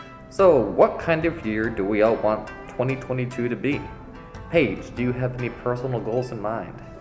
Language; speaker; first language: English; native; English